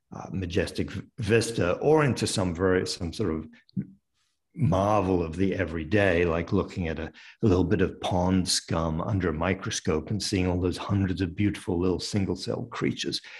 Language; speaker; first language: English; early bilingual, other home language; French